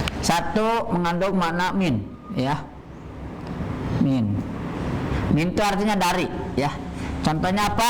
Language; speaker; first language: Indonesian; native; Indonesian